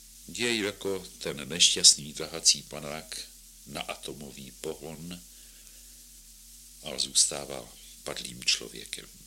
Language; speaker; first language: Czech; native; Czech